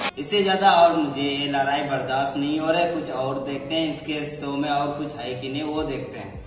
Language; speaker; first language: Hindi; native; Hindi